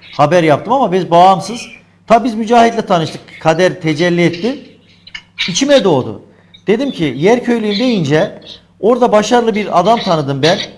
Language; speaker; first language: Turkish; native; Turkish